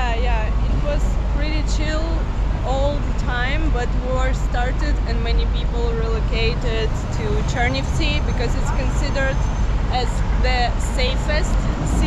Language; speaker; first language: English; non-native, fluent; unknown